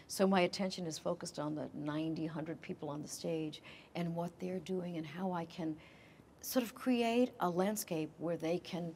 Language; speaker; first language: English; native; English